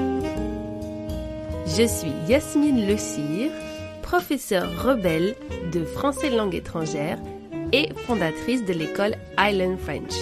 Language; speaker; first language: French; native; French